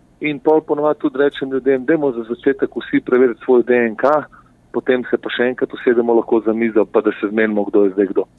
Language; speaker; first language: Slovenian; early bilingual, other home language; Bosnian